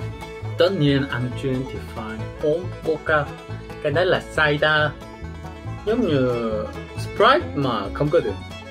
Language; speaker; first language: Vietnamese; non-native, learner; Korean